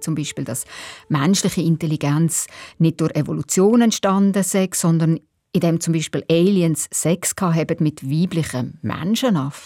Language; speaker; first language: German; native; German